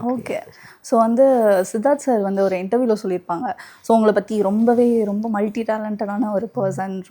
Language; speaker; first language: Tamil; native; Tamil